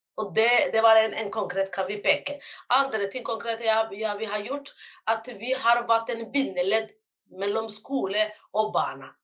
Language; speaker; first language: Norwegian; non-native, fluent; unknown